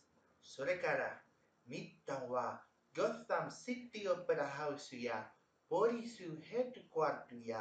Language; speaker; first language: Japanese; non-native, learner; Spanish